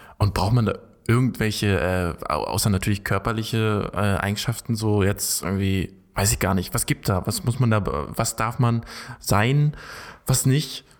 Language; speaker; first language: German; native; German